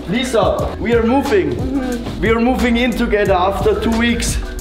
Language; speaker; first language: English; non-native, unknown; German